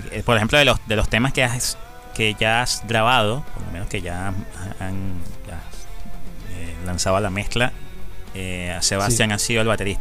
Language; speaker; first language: Spanish; native; Spanish